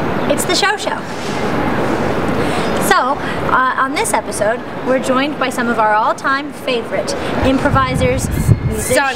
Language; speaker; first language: English; native; English